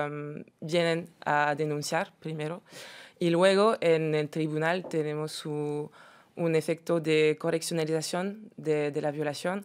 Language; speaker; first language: Spanish; non-native, fluent; French